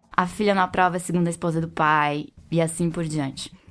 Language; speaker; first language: Portuguese; native; Portuguese